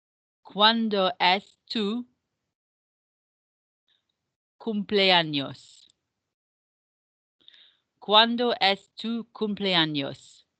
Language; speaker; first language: Spanish; non-native, fluent; English